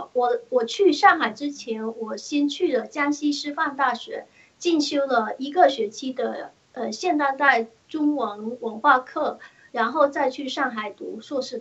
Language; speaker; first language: Chinese; early bilingual, heritage; Chinese